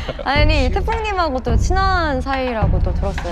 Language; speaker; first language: Korean; native; Korean